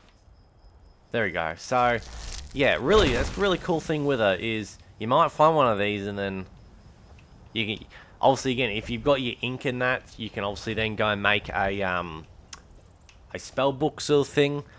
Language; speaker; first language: English; native; English